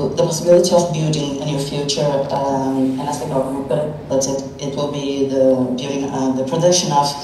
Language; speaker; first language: English; non-native, fluent; Portuguese